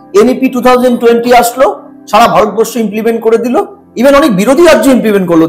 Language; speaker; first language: Bangla; non-native, local second language; Sadri